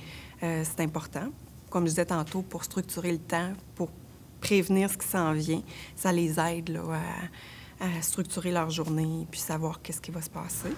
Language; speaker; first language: French; native; French